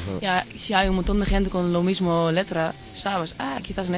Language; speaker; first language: Spanish; non-native, fluent; Dutch